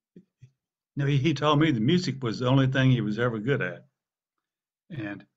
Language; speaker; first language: English; native; English